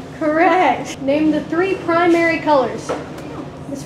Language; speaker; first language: English; native; English